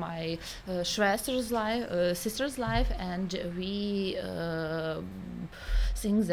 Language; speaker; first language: English; non-native, learner; Ukrainian